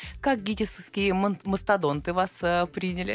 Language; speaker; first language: Russian; native; Russian